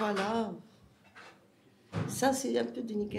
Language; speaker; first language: French; non-native, learner; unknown